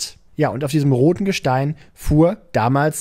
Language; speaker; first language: German; native; German